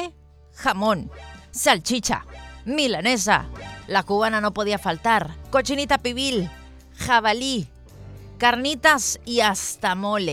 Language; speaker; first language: Spanish; native; Spanish